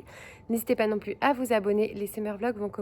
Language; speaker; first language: French; native; French